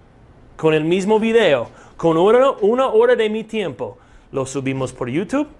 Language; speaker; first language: Spanish; non-native, fluent; English